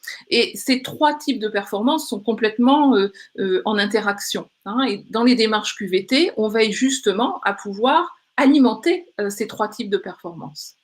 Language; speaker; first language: French; native; French